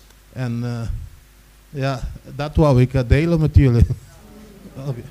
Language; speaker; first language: Dutch; non-native, local second language; Papiamento